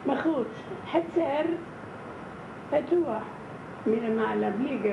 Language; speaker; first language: Hebrew; non-native, fluent; Arabic